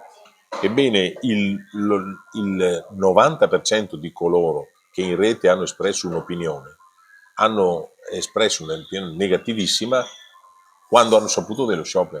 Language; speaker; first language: Italian; native; Italian